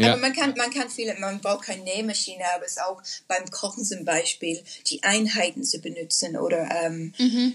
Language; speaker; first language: German; non-native, learner; English